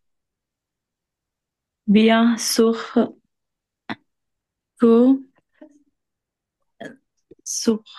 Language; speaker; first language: French; non-native, learner; Bangla